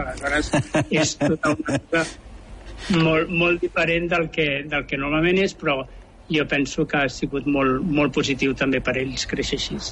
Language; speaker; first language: Catalan; native; Catalan